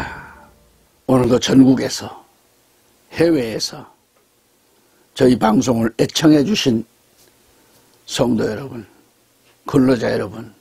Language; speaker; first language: Korean; native; Korean